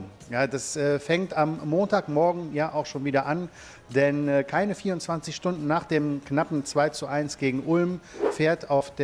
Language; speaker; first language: German; native; German